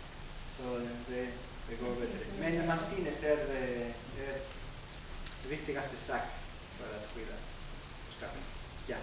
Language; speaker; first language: Swedish; non-native, learner; Spanish